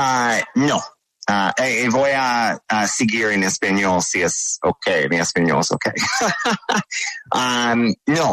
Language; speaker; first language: Spanish; non-native, learner; English